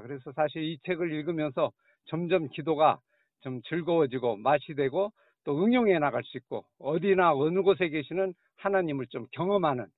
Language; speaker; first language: Korean; native; Korean